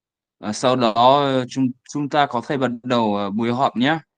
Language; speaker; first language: Vietnamese; non-native, learner; French